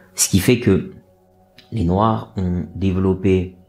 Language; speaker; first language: French; native; French